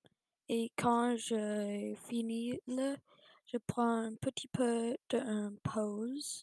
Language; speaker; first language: French; non-native, learner; English